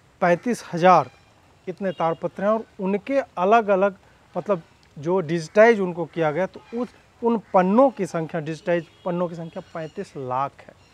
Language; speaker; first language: Hindi; native; Hindi